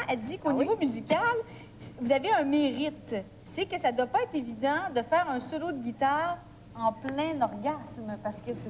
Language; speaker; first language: French; native; French